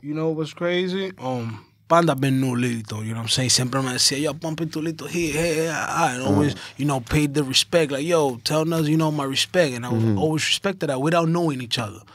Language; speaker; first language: English; early bilingual, other home language; Spanish